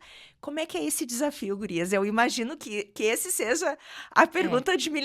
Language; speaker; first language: Portuguese; native; Portuguese